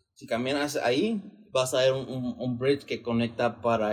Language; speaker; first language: Spanish; early bilingual, heritage; Spanish